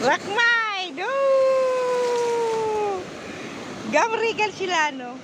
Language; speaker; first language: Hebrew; non-native, learner; Filipino